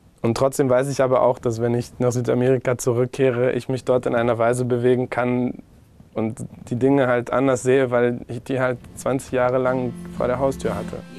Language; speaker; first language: German; non-native, fluent; Spanish